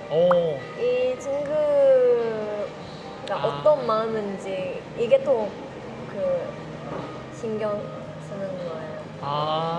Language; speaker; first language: Korean; non-native, fluent; Japanese